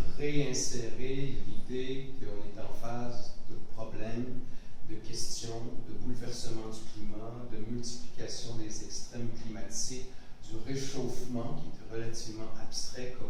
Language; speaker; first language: French; native; French